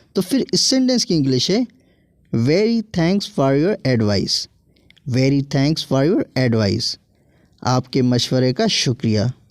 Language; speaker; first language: Urdu; native; Urdu